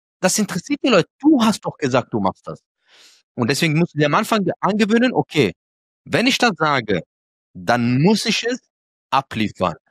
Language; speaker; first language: German; early bilingual, other home language; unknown